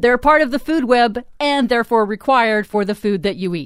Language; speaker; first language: English; native; English